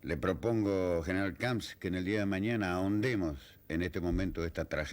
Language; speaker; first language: Spanish; native; Spanish